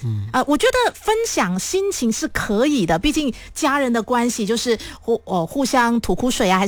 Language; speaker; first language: Chinese; native; Chinese